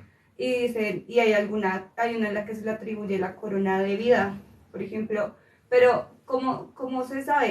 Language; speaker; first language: Spanish; native; Spanish